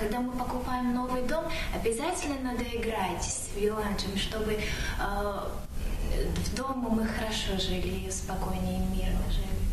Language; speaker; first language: Russian; non-native, learner; Mongolian